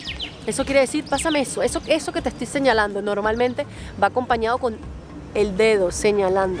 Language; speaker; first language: Spanish; native; Spanish